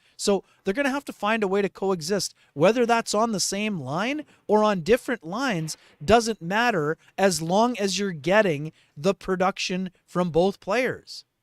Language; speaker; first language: English; native; English